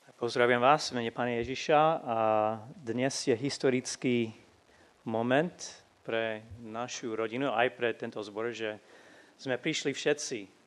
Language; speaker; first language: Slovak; non-native, fluent; English